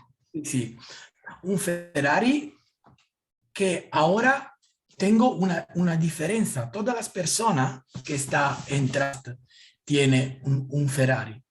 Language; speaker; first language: Spanish; non-native, learner; Italian